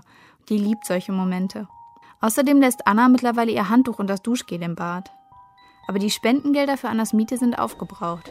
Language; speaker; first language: German; native; German